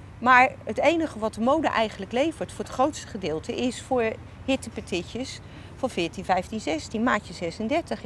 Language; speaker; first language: Dutch; native; Dutch